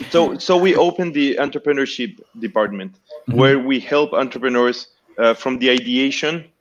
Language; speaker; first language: English; non-native, fluent; Spanish